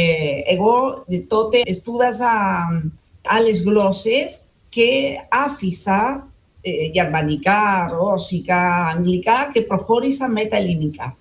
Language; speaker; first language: Greek; non-native, fluent; Spanish